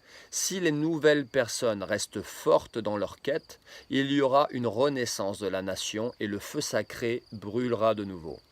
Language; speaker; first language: French; native; French